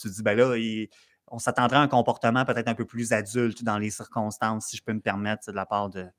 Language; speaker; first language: French; native; French